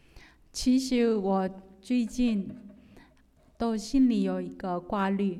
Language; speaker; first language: Chinese; non-native, fluent; Korean